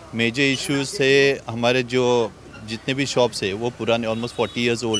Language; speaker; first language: Hindi; non-native, local second language; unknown